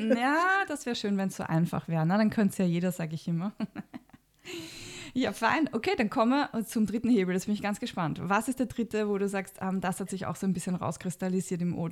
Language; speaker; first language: German; native; German